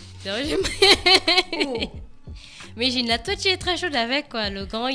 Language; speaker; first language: French; native; French